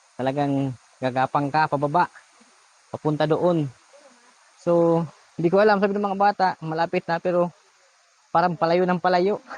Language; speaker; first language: Filipino; non-native, local second language; Bikol